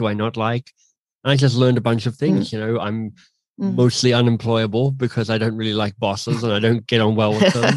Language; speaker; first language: English; native; English